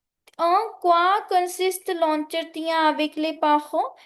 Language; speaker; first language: French; non-native, fluent; Punjabi